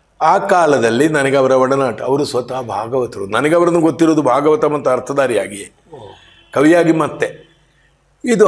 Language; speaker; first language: Kannada; non-native, local second language; Konkani